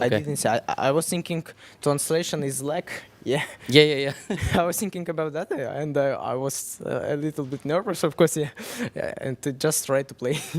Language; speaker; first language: English; non-native, learner; Russian